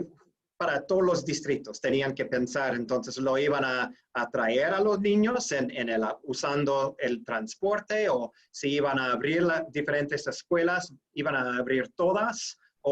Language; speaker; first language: Spanish; non-native, fluent; English